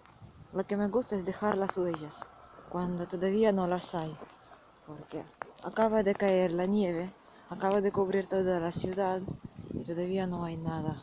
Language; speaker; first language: Spanish; non-native, fluent; Russian